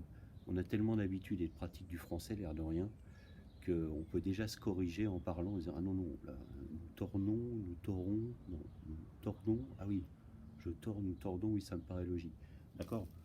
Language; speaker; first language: French; native; French